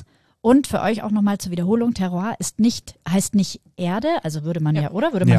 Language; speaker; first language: German; native; German